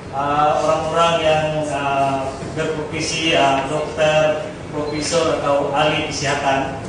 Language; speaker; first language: Indonesian; non-native, fluent; Filipino